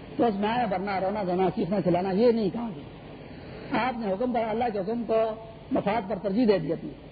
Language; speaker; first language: Urdu; non-native, local second language; Pashto